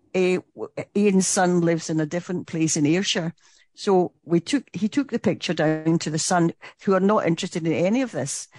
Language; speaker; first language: English; native; English